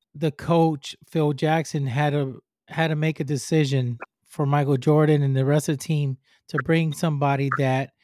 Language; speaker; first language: English; non-native, fluent; Spanish